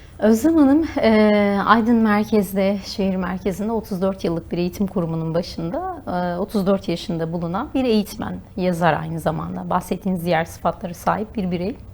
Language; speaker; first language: Turkish; native; Turkish